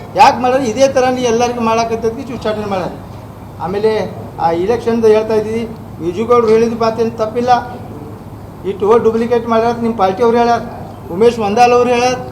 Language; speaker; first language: Kannada; non-native, local second language; Urdu